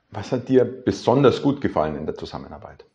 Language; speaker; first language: German; native; German